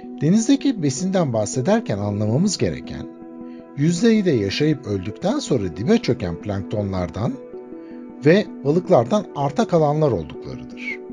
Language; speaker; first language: Turkish; native; Turkish